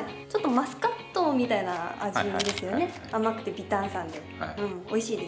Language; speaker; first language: Japanese; native; Japanese